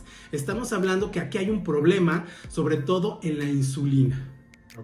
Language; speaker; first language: Spanish; native; Spanish